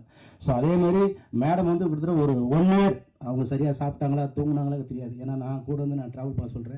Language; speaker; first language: Tamil; native; Tamil